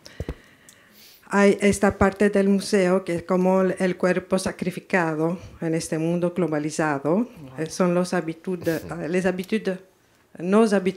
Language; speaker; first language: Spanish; non-native, fluent; French